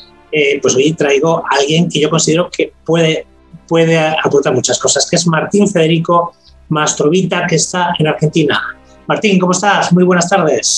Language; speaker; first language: Spanish; native; Spanish